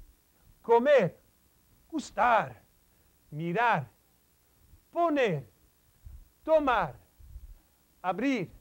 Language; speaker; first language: Spanish; non-native, fluent; English